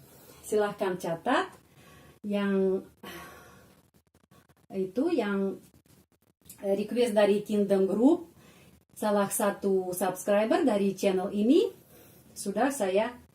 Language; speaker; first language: Indonesian; non-native, fluent; Russian